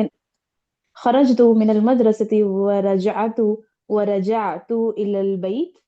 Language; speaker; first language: Arabic; non-native, learner; Urdu